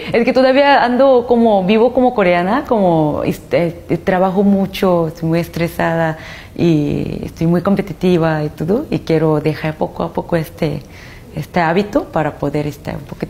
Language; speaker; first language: Spanish; non-native, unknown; Korean